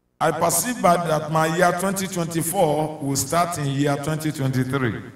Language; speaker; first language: English; non-native, local second language; Yoruba